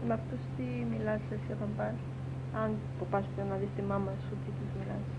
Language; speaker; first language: Greek; early bilingual, heritage; Greek